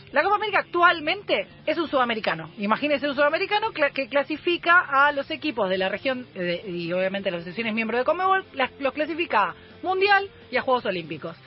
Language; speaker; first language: Spanish; native; Spanish